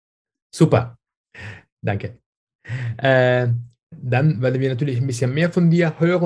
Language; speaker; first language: German; non-native, fluent; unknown